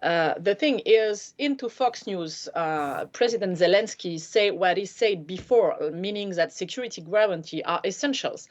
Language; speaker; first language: English; non-native, fluent; French